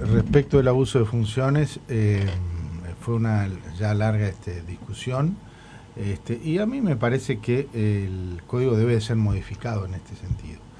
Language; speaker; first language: Spanish; native; Spanish